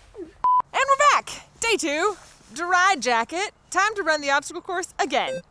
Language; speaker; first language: English; native; English